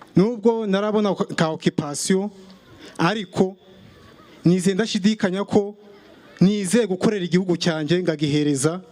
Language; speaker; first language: Kinyarwanda; native; Kinyarwanda